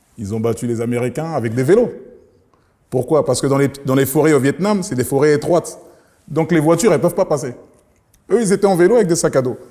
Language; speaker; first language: French; early bilingual, other home language; Lingala